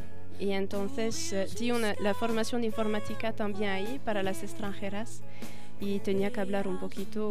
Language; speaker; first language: Spanish; non-native, fluent; French